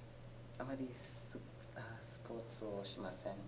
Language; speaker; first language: Japanese; non-native, learner; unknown